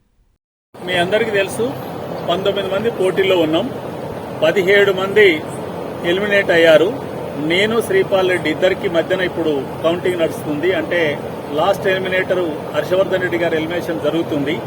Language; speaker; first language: Telugu; native; Telugu